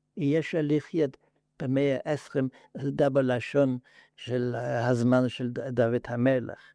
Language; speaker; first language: Hebrew; non-native, learner; Yiddish